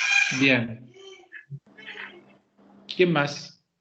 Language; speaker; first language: Spanish; native; Spanish